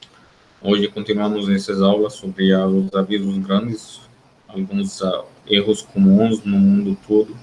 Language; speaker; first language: Portuguese; non-native, fluent; Arabic